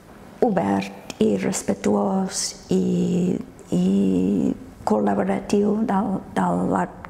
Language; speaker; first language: Catalan; non-native, fluent; English